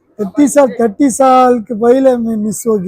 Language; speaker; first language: Hindi; non-native, local second language; Tamil